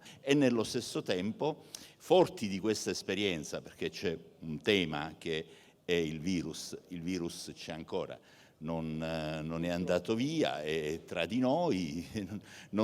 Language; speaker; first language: Italian; native; Italian